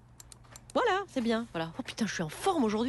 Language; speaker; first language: French; native; French